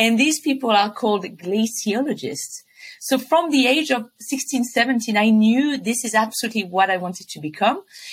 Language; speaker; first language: English; non-native, fluent; French